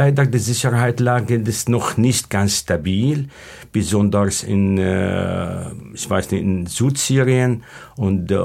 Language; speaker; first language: German; non-native, learner; Arabic